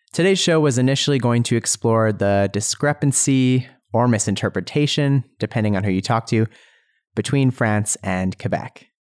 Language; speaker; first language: English; native; English